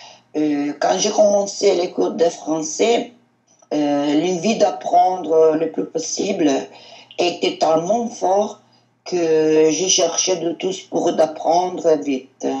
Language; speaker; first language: French; non-native, learner; Italian